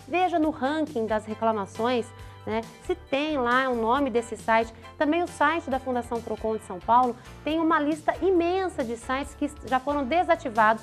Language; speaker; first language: Portuguese; native; Portuguese